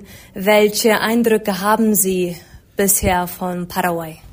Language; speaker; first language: German; non-native, fluent; Spanish